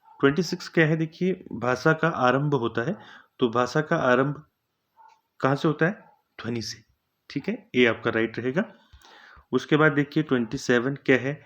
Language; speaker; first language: Hindi; native; Hindi